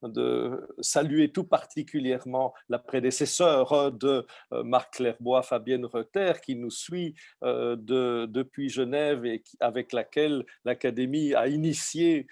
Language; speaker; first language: French; native; French